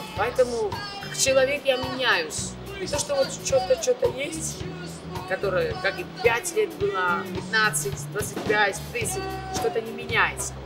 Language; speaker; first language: Russian; non-native, fluent; Georgian